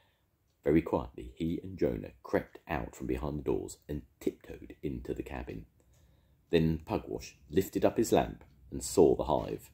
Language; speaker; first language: English; native; English